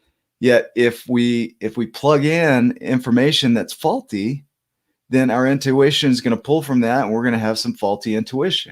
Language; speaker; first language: English; native; English